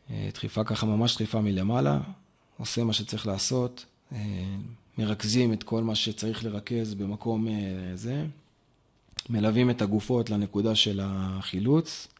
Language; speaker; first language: Hebrew; native; Hebrew